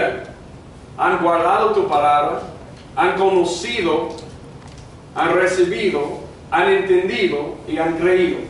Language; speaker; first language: Spanish; non-native, fluent; English